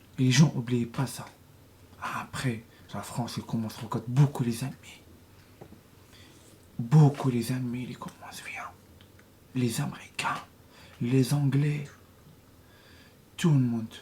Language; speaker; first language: French; non-native, learner; Arabic